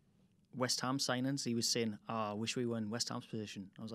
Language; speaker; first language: English; native; English